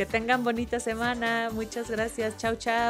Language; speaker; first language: Spanish; native; Spanish